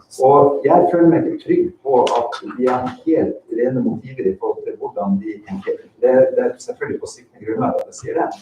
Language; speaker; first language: Norwegian; native; Norwegian